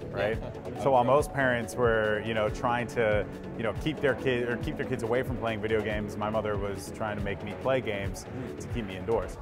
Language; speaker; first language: English; native; English